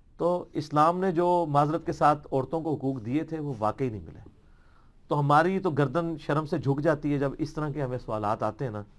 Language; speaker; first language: Urdu; non-native, local second language; Punjabi